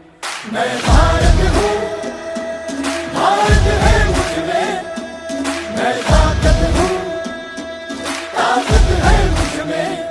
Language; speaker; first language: Hindi; non-native, local second language; Telugu